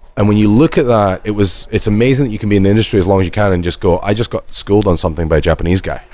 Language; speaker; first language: English; native; English